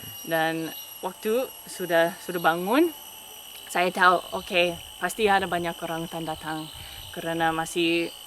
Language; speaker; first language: Indonesian; non-native, fluent; English